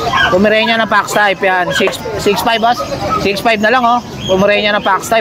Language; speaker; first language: Filipino; native; Filipino